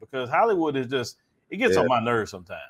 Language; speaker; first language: English; native; English